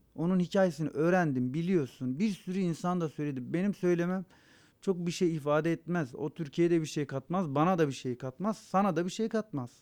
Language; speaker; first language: Turkish; non-native, local second language; Zaza